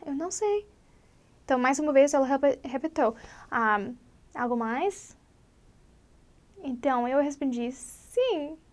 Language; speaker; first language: Portuguese; non-native, learner; English